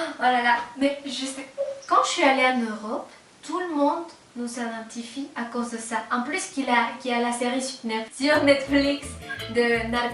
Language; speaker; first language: French; non-native, fluent; Spanish